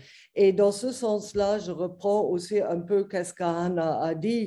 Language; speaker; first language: French; non-native, fluent; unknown